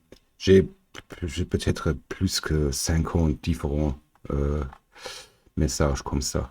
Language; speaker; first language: French; non-native, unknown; German